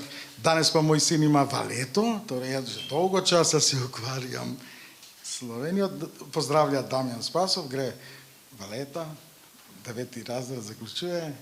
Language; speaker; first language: Slovenian; non-native, fluent; Macedonian